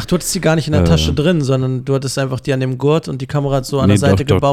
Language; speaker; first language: German; native; German